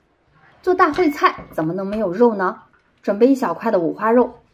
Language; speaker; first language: Chinese; native; Chinese